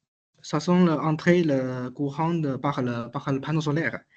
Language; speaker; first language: French; non-native, learner; Chinese